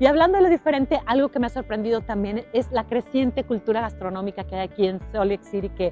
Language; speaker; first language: Spanish; native; Spanish